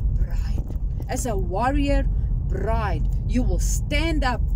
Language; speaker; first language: English; non-native, local second language; Afrikaans